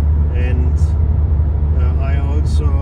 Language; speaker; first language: English; non-native, learner; German